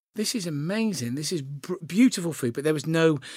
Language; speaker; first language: English; native; English